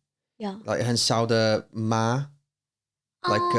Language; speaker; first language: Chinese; non-native, learner; English